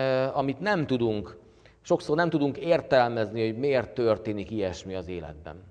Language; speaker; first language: Hungarian; native; Hungarian